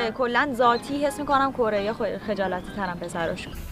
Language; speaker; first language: Persian; native; Persian